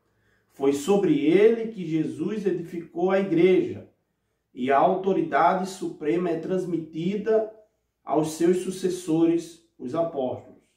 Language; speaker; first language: Portuguese; native; Portuguese